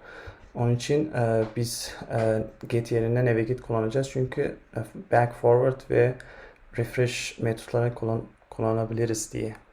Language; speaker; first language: Turkish; non-native, fluent; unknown